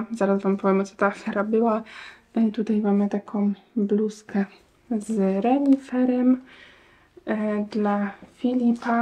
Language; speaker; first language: Polish; native; Polish